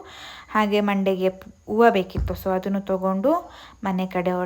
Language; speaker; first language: Kannada; native; Kannada